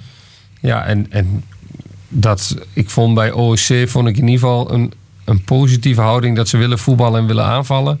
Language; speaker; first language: Dutch; native; Dutch